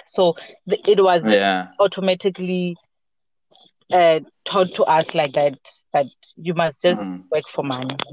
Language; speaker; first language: English; non-native, local second language; Southern Sotho